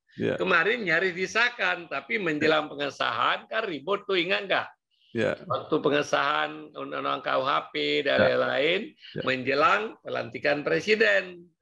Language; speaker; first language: Indonesian; non-native, local second language; Achinese